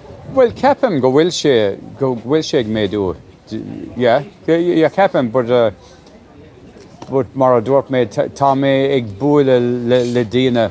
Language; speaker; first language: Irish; non-native, local second language; English